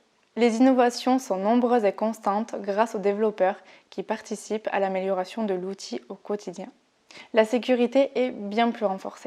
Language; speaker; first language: French; native; French